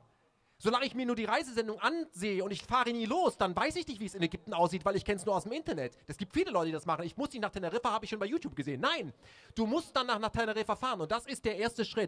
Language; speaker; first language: German; native; German